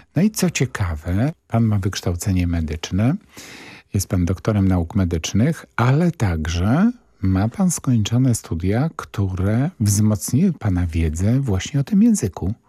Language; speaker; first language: Polish; native; Polish